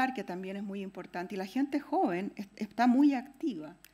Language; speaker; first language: Spanish; native; Spanish